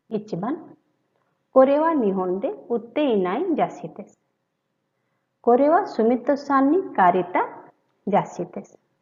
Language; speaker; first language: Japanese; non-native, fluent; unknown